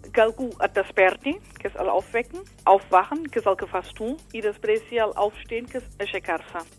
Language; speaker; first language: Catalan; non-native, fluent; German